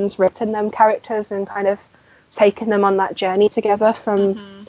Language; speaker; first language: English; native; English